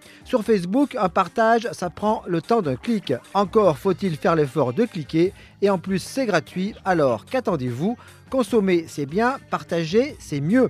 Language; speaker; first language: French; native; French